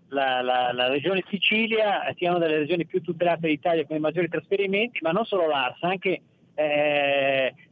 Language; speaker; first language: Italian; native; Italian